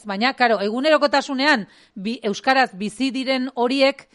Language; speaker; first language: Basque; native; Basque